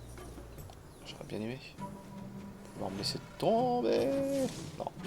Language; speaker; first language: French; native; French